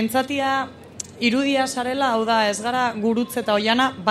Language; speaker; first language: Basque; native; Basque